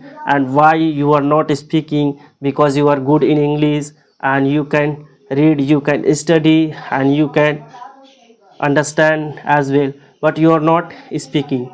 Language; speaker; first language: English; non-native, local second language; Hindi